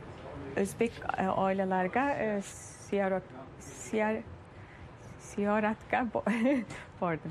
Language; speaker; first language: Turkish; early bilingual, heritage; Turkish